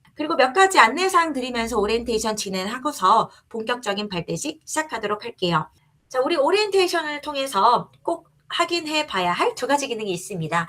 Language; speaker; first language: Korean; native; Korean